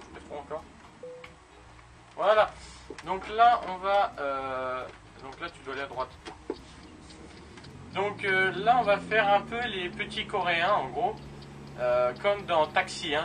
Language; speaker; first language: French; native; French